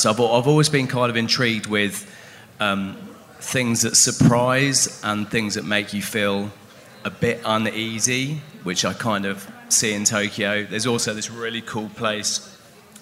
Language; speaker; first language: English; native; English